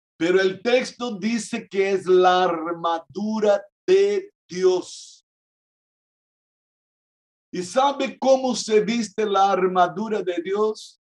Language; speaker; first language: Spanish; non-native, fluent; Portuguese